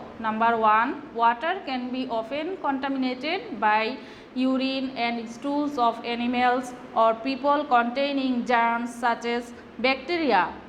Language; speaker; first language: English; non-native, local second language; Bangla